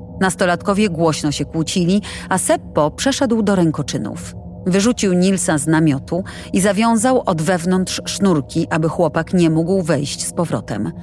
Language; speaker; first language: Polish; native; Polish